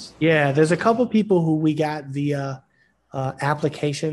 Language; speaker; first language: English; native; English